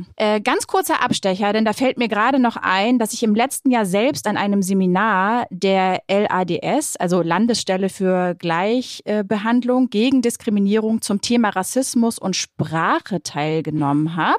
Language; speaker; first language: German; native; German